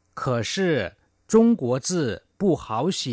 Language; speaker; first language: Chinese; non-native, fluent; Thai